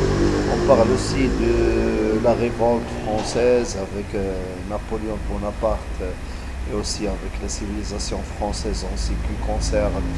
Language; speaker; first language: French; non-native, local second language; Arabic